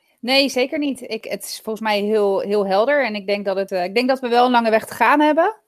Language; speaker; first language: Dutch; early bilingual, other home language; Italian